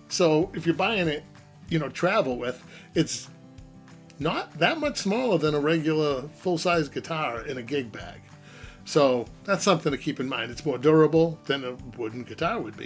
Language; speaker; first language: English; native; English